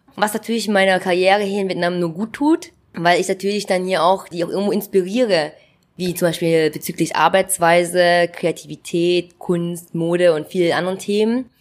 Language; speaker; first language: German; early bilingual, other home language; Vietnamese